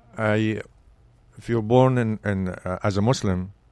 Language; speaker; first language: English; non-native, fluent; Arabic